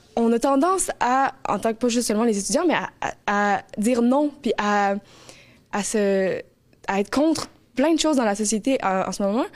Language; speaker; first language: French; native; French